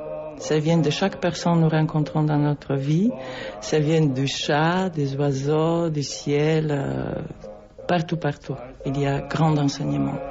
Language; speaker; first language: French; non-native, fluent; Polish